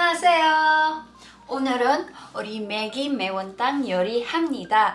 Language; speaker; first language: Korean; non-native, learner; Filipino